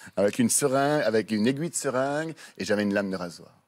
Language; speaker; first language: French; native; French